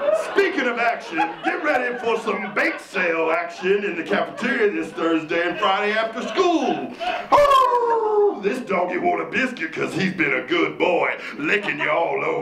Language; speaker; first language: English; native; English